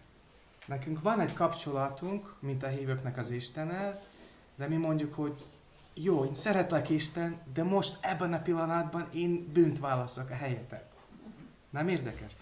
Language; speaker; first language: Hungarian; non-native, learner; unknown